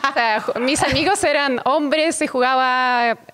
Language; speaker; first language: Spanish; non-native, fluent; Russian